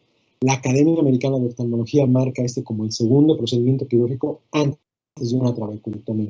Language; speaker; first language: Spanish; native; Spanish